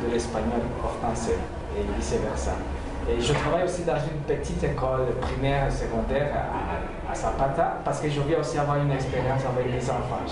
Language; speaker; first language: French; non-native, local second language; Rundi